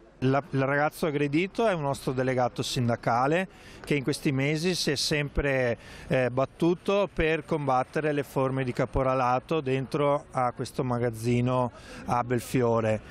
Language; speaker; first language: Italian; native; Italian